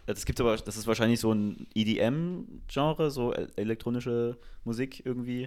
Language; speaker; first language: German; native; German